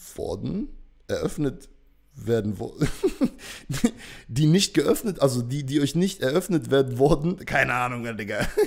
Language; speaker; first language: German; native; German